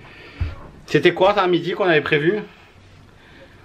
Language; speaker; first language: French; native; French